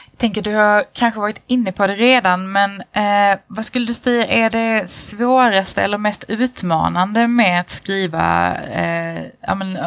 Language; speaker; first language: Swedish; native; Swedish